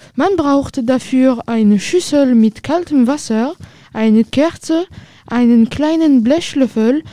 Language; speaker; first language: German; non-native, learner; French